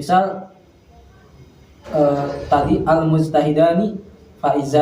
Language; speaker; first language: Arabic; non-native, fluent; Indonesian